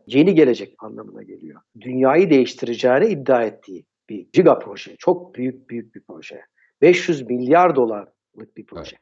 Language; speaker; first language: Turkish; early bilingual, heritage; Turkish